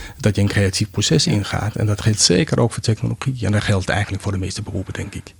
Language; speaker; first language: Dutch; non-native, fluent; Danish